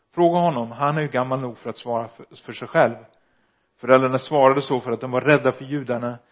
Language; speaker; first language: Swedish; early bilingual, other home language; Dutch